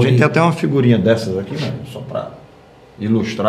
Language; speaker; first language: Portuguese; native; Portuguese